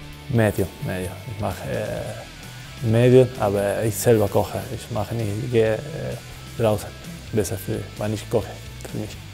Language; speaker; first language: German; non-native, learner; Spanish